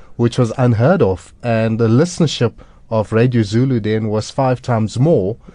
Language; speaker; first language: English; native; English